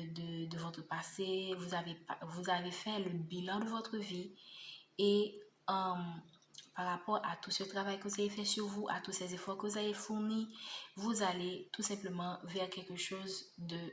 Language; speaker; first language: French; native; French